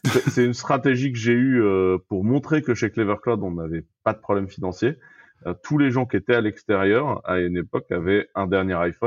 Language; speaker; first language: French; native; French